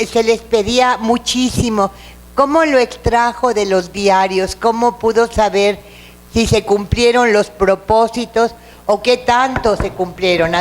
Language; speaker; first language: Spanish; native; Spanish